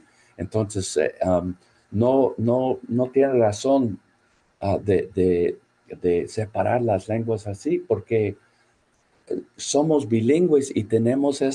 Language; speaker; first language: Spanish; non-native, fluent; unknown